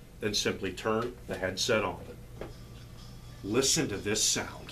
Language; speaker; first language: English; native; English